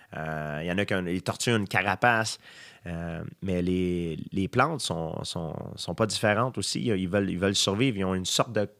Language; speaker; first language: French; native; French